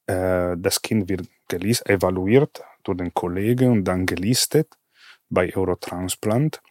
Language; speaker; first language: German; non-native, fluent; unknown